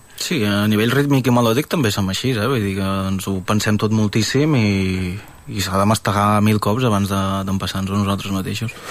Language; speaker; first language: Catalan; early bilingual, other home language; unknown